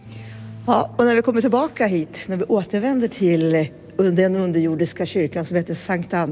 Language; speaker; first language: Swedish; native; Swedish